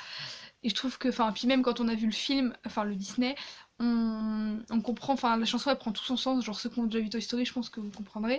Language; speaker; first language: French; native; French